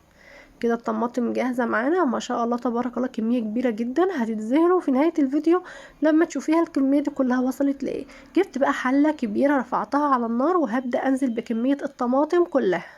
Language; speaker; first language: Arabic; native; Arabic